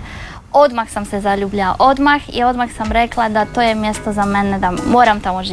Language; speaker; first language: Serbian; non-native, learner; Polish